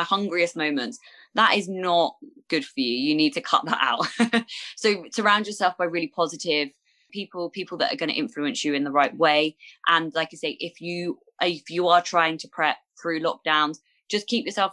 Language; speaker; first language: English; native; English